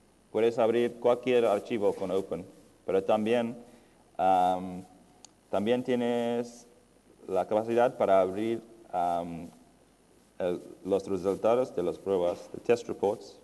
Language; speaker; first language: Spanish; non-native, fluent; English